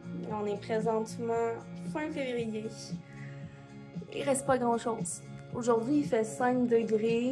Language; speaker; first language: French; native; French